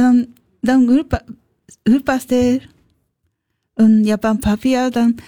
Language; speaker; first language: German; non-native, learner; Japanese